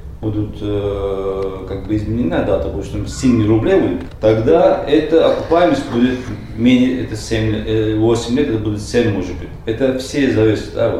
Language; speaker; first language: Russian; non-native, learner; Turkish